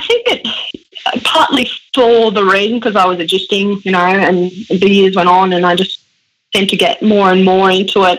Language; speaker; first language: English; early bilingual, other home language; German